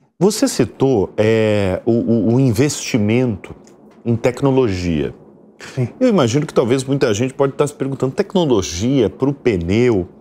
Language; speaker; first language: Portuguese; native; Portuguese